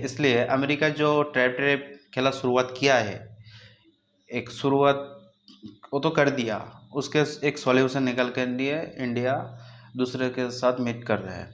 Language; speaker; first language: Hindi; non-native, local second language; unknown